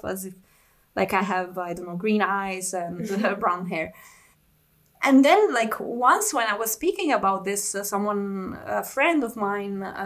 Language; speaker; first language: English; non-native, fluent; Italian